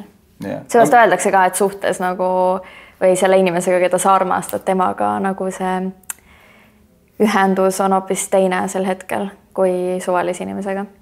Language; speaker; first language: Estonian; native; Estonian